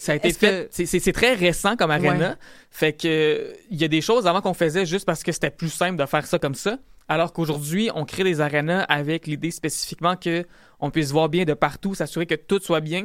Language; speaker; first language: French; native; French